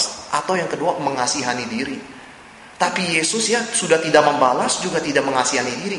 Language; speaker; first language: Indonesian; native; Indonesian